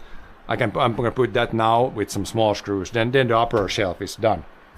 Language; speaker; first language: English; non-native, fluent; Swedish